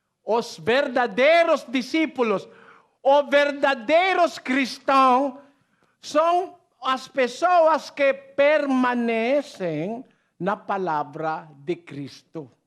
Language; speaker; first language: Portuguese; non-native, learner; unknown